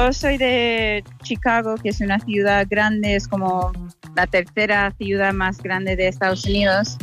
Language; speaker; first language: Spanish; non-native, fluent; English